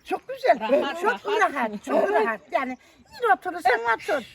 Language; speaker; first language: Turkish; native; Turkish